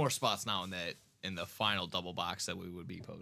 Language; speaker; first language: English; native; English